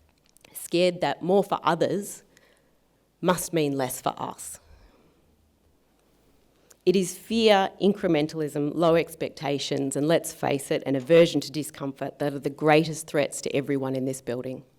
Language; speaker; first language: English; native; English